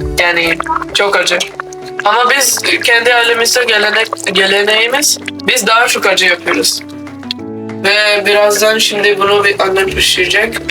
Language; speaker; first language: Turkish; non-native, fluent; Urdu